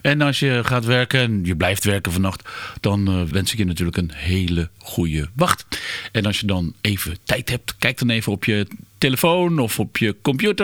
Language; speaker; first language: Dutch; native; Dutch